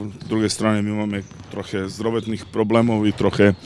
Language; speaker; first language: Polish; non-native, learner; Serbian